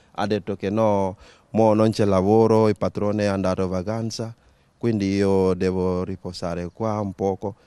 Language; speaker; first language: Italian; non-native, learner; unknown